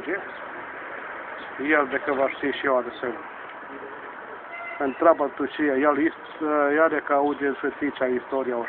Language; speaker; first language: Romanian; early bilingual, heritage; Romanian